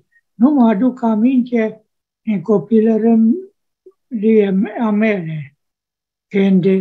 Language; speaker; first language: Romanian; non-native, local second language; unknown